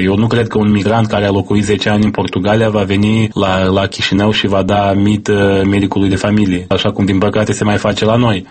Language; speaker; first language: Romanian; native; Romanian